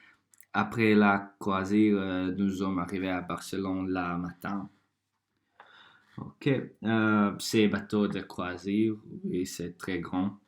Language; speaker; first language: French; non-native, learner; Croatian